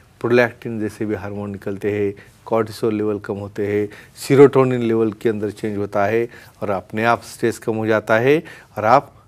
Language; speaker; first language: Hindi; non-native, local second language; Marathi